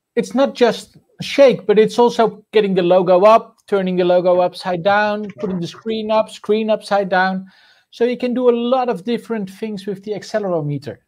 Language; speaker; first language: English; non-native, fluent; Dutch